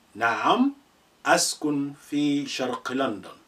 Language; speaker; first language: Arabic; non-native, fluent; English